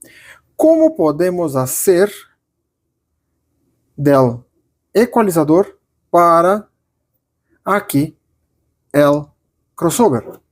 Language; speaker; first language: Spanish; non-native, fluent; Portuguese